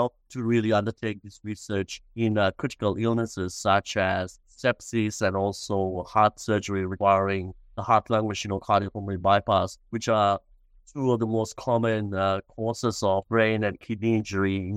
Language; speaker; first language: English; non-native, local second language; Sinhala